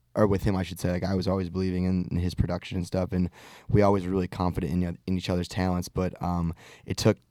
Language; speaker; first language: English; native; English